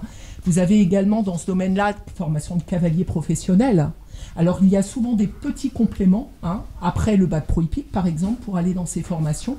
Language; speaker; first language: French; native; French